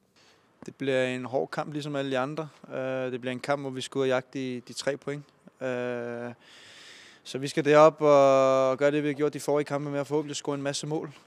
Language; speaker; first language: Danish; native; Danish